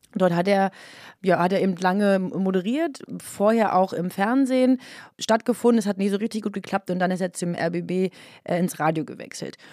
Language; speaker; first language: German; native; German